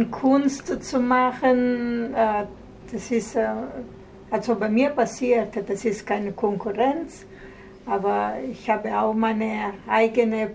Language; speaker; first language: German; non-native, learner; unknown